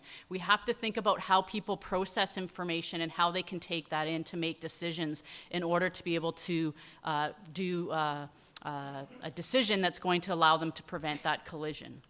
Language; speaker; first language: English; native; English